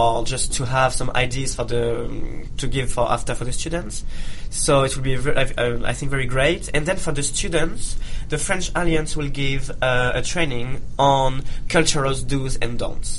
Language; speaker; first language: English; non-native, fluent; Italian